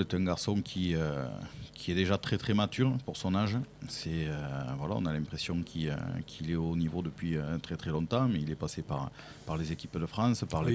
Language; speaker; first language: French; native; French